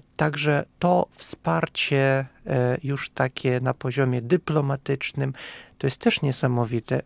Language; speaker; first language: Polish; non-native, fluent; Russian